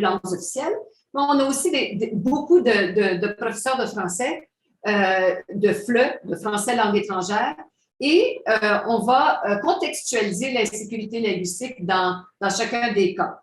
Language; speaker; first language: French; native; French